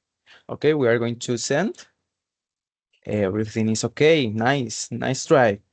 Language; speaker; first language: English; non-native, learner; Spanish